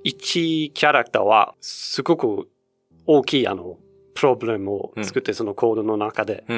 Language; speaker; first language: Japanese; non-native, learner; Danish